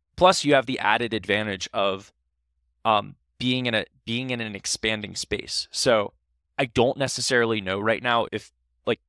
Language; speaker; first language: English; native; English